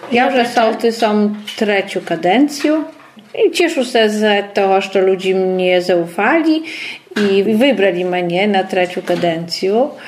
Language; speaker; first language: Polish; non-native, local second language; Belarusian